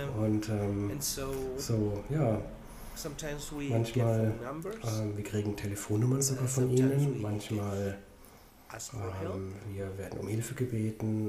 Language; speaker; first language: German; non-native, fluent; Spanish